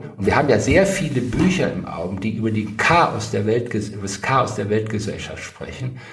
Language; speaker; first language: German; native; German